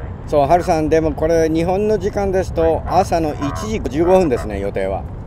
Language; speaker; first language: Japanese; native; Japanese